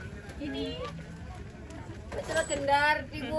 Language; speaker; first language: Indonesian; native; Indonesian